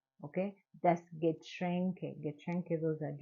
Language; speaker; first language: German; non-native, learner; English